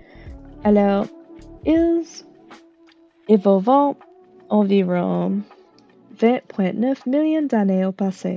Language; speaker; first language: French; non-native, learner; English